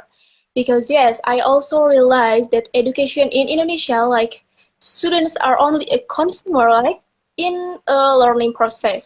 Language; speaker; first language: English; non-native, learner; Indonesian